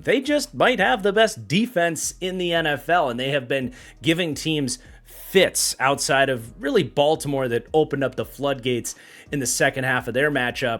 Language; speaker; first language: English; native; English